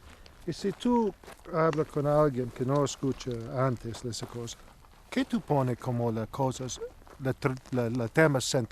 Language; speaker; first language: Spanish; non-native, learner; English